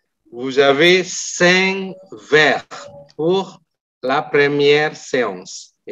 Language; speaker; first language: French; non-native, fluent; Indonesian